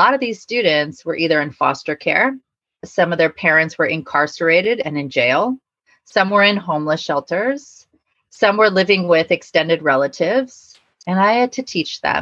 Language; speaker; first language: English; native; English